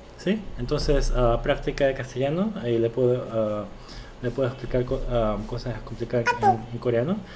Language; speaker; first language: Spanish; early bilingual, other home language; Korean